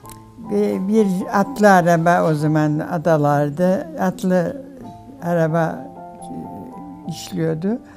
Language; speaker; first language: Turkish; non-native, fluent; German